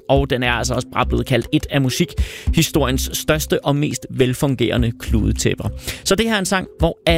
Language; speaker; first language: Danish; native; Danish